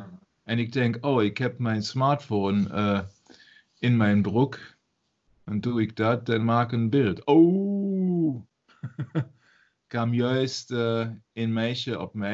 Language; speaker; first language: Dutch; non-native, learner; German